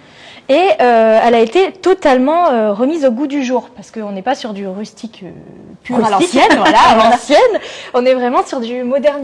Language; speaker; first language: French; native; French